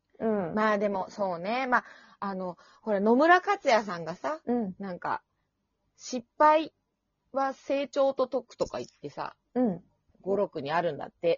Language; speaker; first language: Japanese; native; Japanese